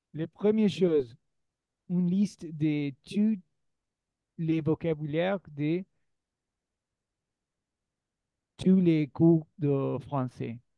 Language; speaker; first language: French; non-native, learner; Spanish